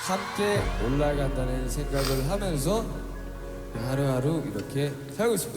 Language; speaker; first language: Korean; native; Korean